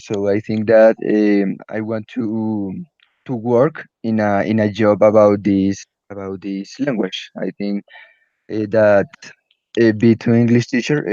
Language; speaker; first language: English; non-native, learner; Spanish